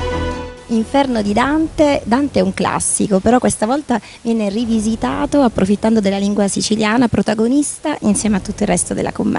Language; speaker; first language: Italian; native; Italian